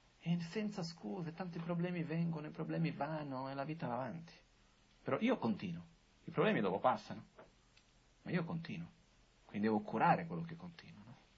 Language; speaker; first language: Italian; non-native, fluent; Portuguese